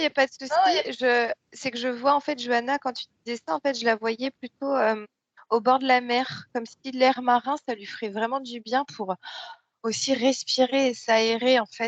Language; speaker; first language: French; native; French